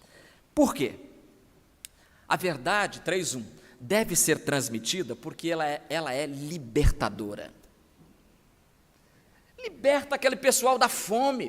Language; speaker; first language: Portuguese; native; Portuguese